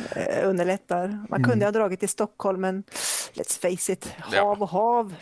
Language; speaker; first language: Swedish; native; Swedish